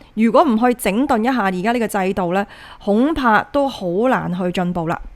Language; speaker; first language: Cantonese; native; Cantonese